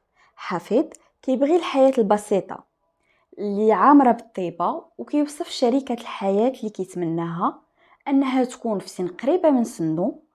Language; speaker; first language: Arabic; native; Arabic